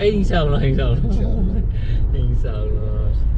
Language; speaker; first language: Arabic; non-native, learner; Indonesian